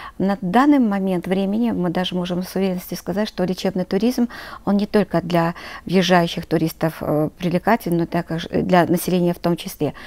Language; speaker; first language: Russian; non-native, local second language; Azerbaijani